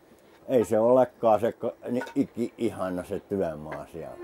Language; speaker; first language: Finnish; native; Finnish